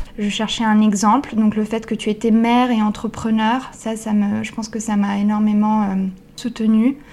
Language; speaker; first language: French; non-native, fluent; Italian